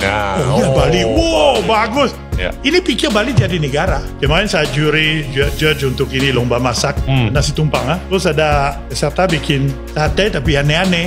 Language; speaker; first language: Indonesian; non-native, fluent; French